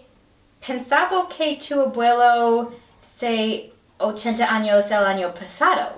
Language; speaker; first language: Spanish; non-native, learner; English